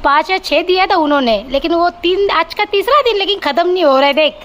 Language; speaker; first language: Hindi; non-native, local second language; Marathi